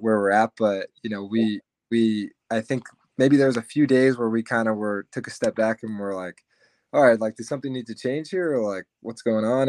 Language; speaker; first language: English; native; English